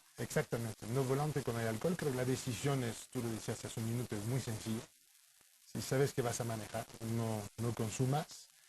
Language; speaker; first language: Spanish; non-native, fluent; French